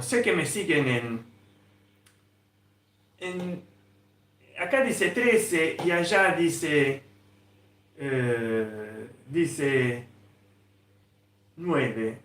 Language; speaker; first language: Spanish; non-native, fluent; Italian